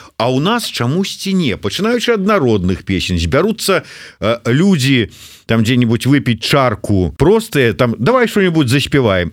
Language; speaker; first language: Belarusian; native; Belarusian